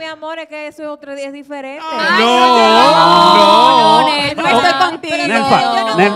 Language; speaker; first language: Spanish; native; Spanish